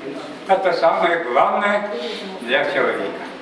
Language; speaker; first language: Russian; non-native, local second language; Yakut